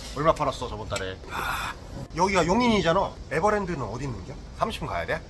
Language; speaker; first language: Korean; native; Korean